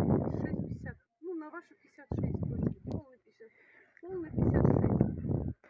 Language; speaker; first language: Russian; non-native, local second language; Kyrgyz